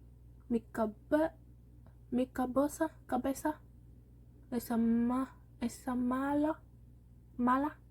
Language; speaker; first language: Spanish; non-native, learner; Lingala